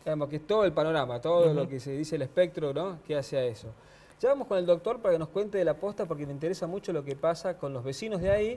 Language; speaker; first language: Spanish; native; Spanish